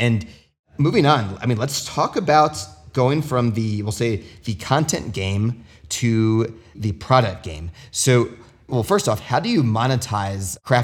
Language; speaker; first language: English; native; English